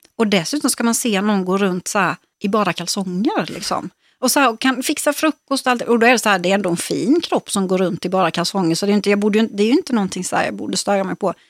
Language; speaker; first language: Swedish; native; Swedish